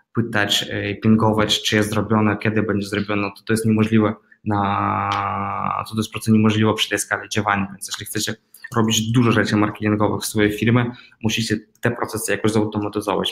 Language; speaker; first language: Polish; non-native, fluent; Ukrainian